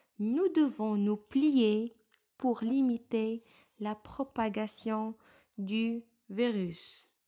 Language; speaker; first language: French; non-native, local second language; Arabic